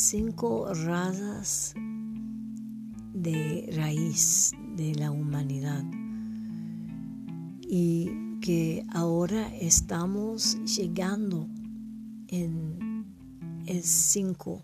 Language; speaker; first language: Spanish; non-native, learner; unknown